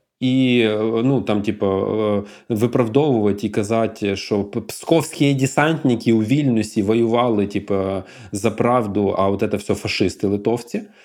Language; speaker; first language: Ukrainian; native; Ukrainian